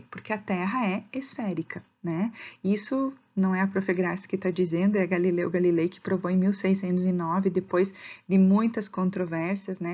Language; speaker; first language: Portuguese; native; Portuguese